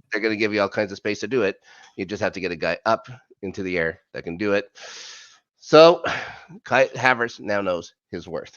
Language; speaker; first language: English; native; English